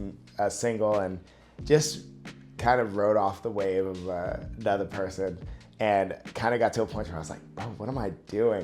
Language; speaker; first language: English; native; English